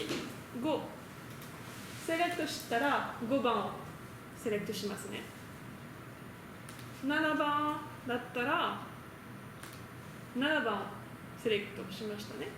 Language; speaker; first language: Japanese; non-native, learner; French